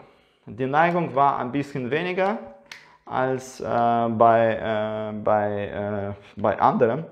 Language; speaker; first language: German; non-native, learner; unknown